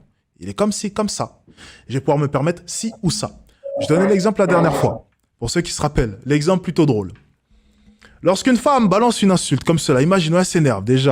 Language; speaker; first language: French; native; French